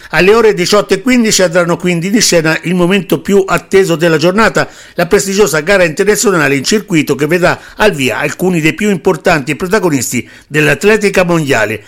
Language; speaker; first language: Italian; native; Italian